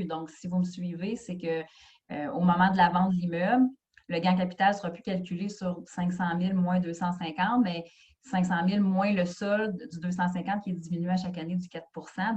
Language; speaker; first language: French; native; French